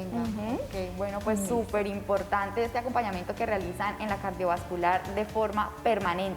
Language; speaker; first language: Spanish; native; Spanish